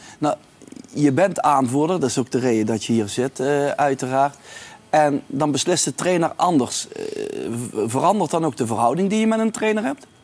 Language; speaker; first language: Dutch; native; Dutch